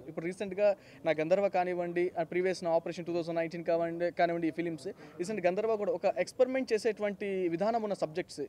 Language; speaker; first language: Telugu; native; Telugu